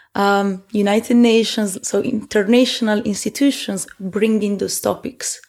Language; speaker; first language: English; early bilingual, heritage; Italian